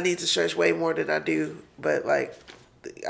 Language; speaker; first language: English; native; English